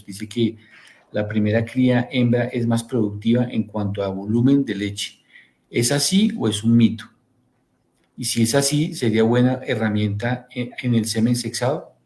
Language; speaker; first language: Spanish; native; Spanish